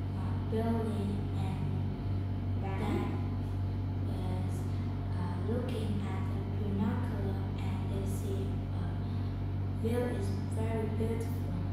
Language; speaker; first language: English; non-native, learner; Vietnamese